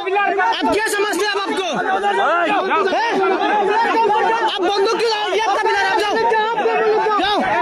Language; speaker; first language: Hindi; non-native, learner; Bangla